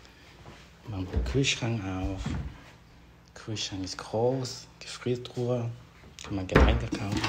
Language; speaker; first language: German; non-native, fluent; Vietnamese